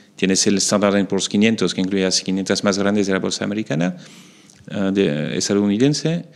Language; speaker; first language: Spanish; non-native, fluent; French